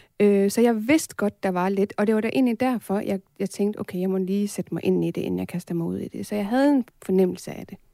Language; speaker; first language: Danish; early bilingual, other home language; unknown